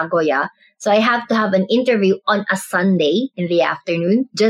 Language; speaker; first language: English; non-native, local second language; Cebuano